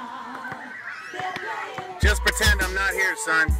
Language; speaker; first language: English; native; English